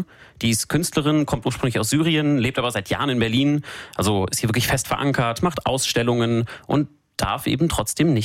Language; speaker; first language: German; native; German